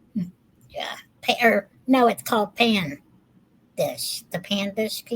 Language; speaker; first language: English; native; English